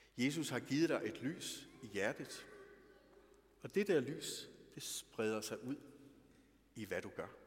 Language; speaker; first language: Danish; native; Danish